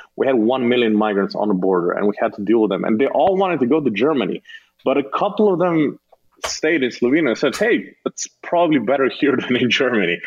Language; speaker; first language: English; non-native, fluent; Slovenian